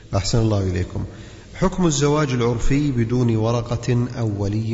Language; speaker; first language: Arabic; native; Arabic